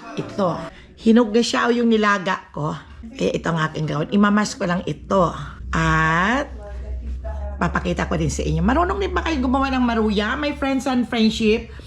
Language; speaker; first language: Filipino; non-native, local second language; Cebuano